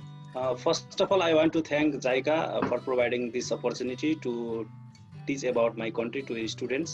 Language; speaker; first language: English; non-native, fluent; Nepali